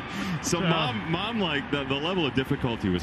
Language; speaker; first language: English; native; English